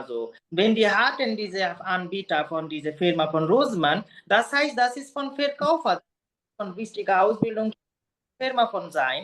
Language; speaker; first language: German; non-native, learner; Bangla